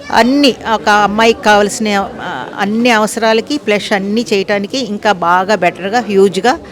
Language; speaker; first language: Telugu; native; Telugu